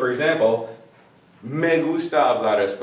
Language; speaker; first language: Spanish; non-native, fluent; English